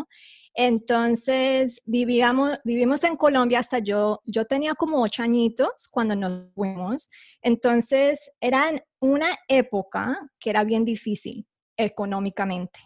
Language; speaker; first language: Spanish; early bilingual, heritage; Spanish